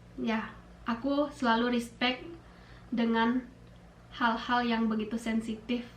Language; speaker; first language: Indonesian; native; Indonesian